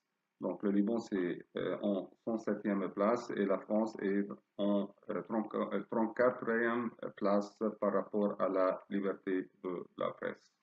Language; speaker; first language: French; non-native, fluent; Arabic